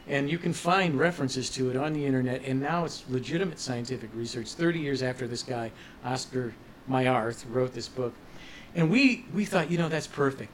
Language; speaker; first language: English; native; English